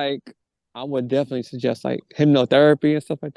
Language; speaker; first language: English; native; English